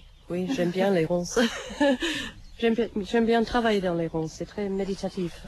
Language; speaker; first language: French; non-native, fluent; English